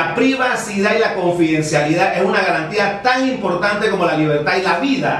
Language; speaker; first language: Spanish; native; Spanish